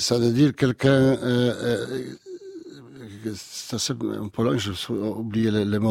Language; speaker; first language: French; non-native, learner; Polish